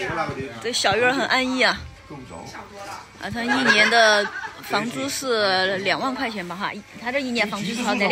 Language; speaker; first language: Chinese; native; Chinese